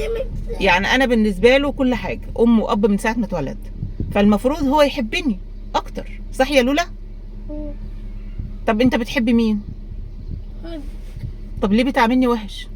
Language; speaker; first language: Arabic; native; Arabic